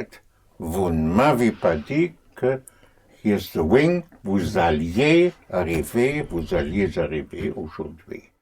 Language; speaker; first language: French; non-native, fluent; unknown